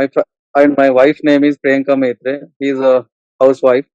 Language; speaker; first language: English; non-native, learner; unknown